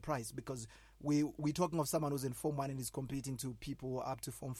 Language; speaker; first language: English; non-native, local second language; Shona